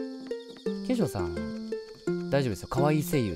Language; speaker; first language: Japanese; native; Japanese